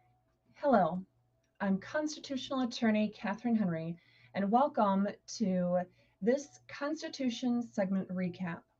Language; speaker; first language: English; native; English